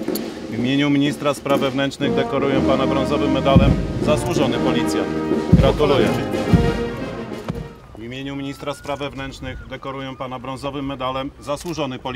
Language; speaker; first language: Polish; native; Polish